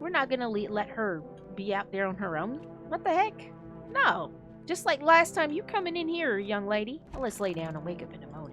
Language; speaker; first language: English; native; English